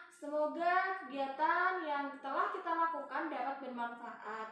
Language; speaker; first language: Indonesian; native; Indonesian